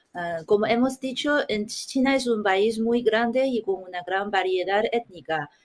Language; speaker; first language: Spanish; non-native, fluent; Chinese